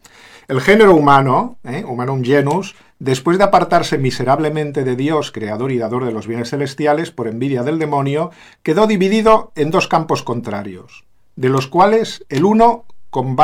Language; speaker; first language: Spanish; native; Spanish